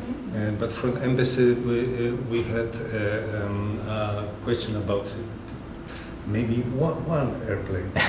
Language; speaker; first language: English; non-native, learner; Polish